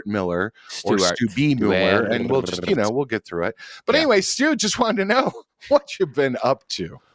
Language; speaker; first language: English; native; English